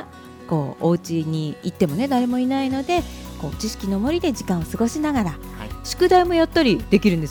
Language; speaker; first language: Japanese; native; Japanese